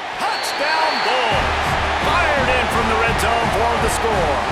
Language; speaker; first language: English; native; English